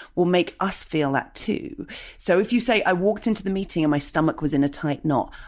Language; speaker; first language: English; native; English